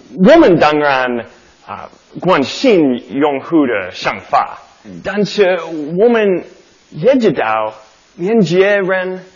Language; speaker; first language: Chinese; non-native, learner; English